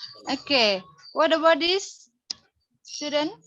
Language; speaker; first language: English; non-native, learner; Indonesian